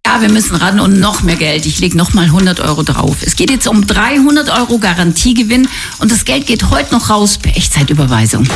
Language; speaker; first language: German; native; German